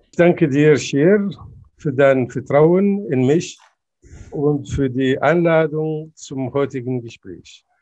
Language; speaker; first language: German; non-native, fluent; Arabic